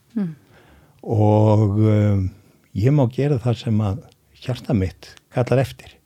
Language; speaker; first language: Icelandic; native; Icelandic